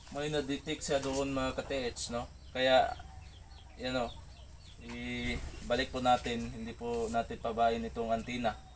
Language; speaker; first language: Filipino; non-native, local second language; Cebuano